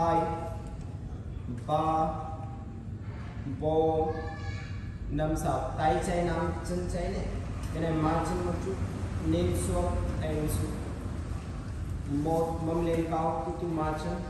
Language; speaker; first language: Vietnamese; non-native, fluent; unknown